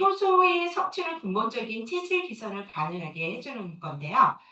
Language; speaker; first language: Korean; native; Korean